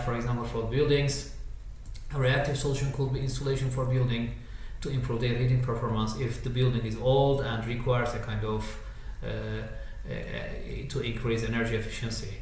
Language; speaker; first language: English; non-native, fluent; Turkish